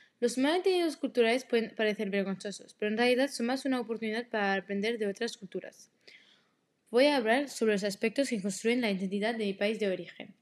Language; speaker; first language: Spanish; non-native, learner; French